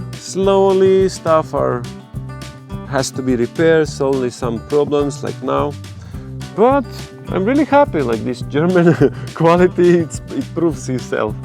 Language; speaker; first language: English; non-native, fluent; Croatian